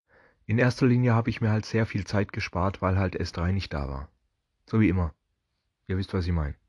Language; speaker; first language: German; native; German